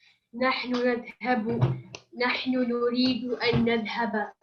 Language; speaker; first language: Arabic; non-native, learner; English